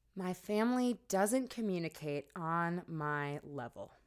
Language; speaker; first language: English; native; English